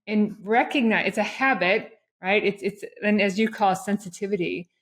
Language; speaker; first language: English; native; English